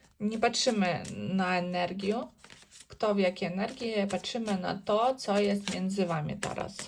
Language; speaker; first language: Polish; non-native, learner; Ukrainian